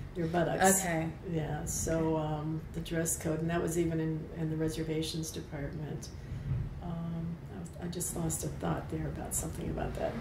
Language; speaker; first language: English; native; English